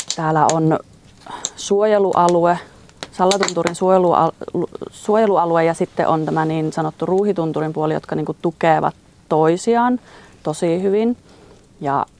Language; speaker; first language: Finnish; native; Finnish